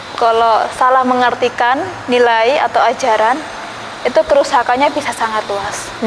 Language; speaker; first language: Indonesian; native; Indonesian